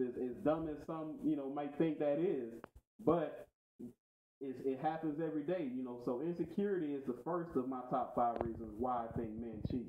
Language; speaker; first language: English; native; English